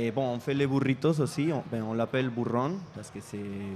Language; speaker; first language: French; non-native, fluent; Spanish